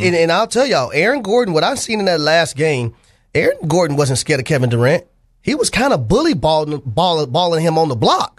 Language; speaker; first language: English; native; English